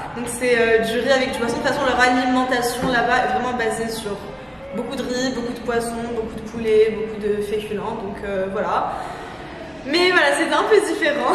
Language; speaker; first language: French; non-native, local second language; Arabic